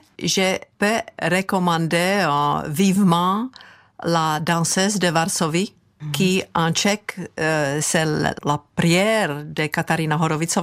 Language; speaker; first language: French; non-native, fluent; Czech